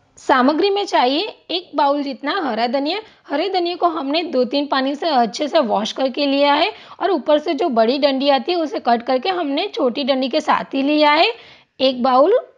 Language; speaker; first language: Hindi; non-native, local second language; Gujarati